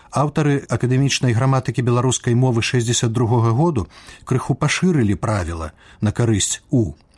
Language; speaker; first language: Belarusian; native; Belarusian